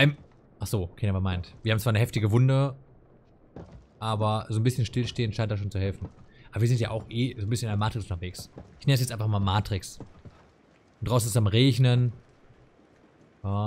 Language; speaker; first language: German; native; German